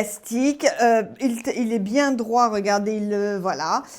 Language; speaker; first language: French; native; French